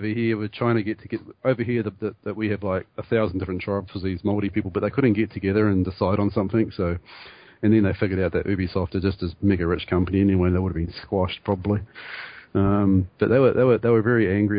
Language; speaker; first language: English; native; English